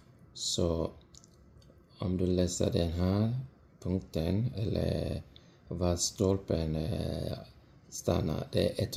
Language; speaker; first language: Swedish; non-native, fluent; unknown